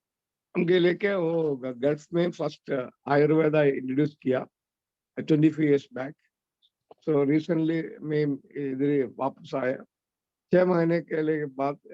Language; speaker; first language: Hindi; non-native, learner; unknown